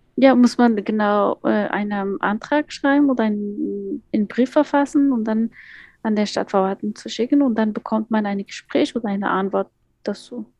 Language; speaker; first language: German; non-native, fluent; Persian